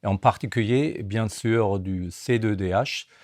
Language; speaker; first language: French; non-native, fluent; German